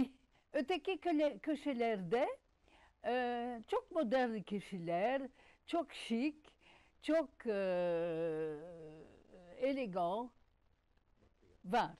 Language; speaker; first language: Turkish; non-native, learner; French